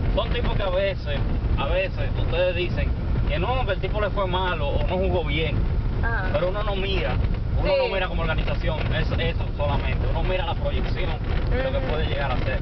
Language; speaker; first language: Spanish; native; Spanish